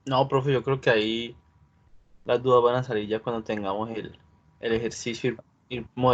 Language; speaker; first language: Spanish; native; Spanish